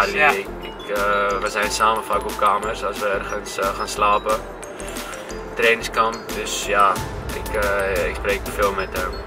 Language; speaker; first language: Dutch; non-native, fluent; Greek